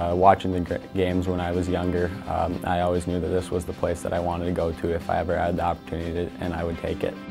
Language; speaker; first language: English; native; English